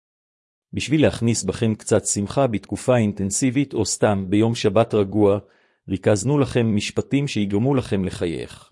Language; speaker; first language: Hebrew; native; Hebrew